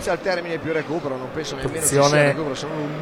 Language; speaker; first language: Italian; native; Italian